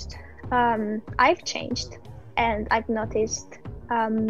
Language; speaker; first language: English; non-native, fluent; Italian